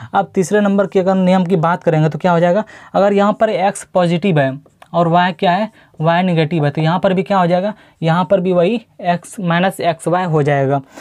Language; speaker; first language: Hindi; native; Hindi